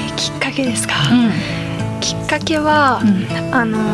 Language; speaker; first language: Japanese; non-native, fluent; Uzbek